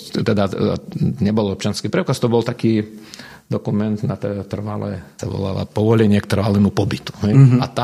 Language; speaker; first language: Slovak; non-native, fluent; Russian